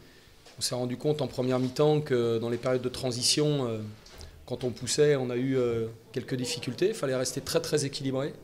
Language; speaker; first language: French; native; French